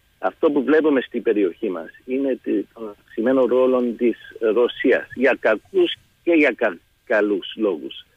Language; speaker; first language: Greek; early bilingual, heritage; Greek